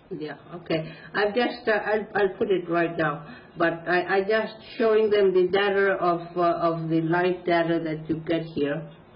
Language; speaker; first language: English; non-native, fluent; Spanish